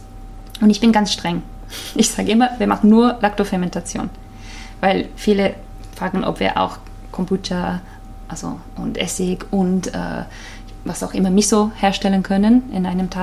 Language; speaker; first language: German; non-native, fluent; Japanese